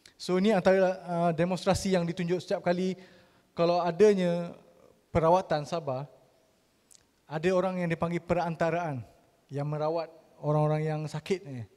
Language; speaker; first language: Malay; native; Malay